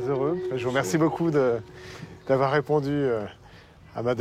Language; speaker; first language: French; native; French